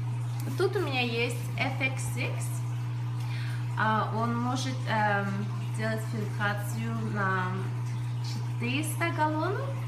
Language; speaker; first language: Russian; early bilingual, other home language; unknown